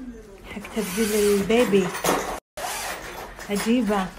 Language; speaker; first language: Arabic; native; Arabic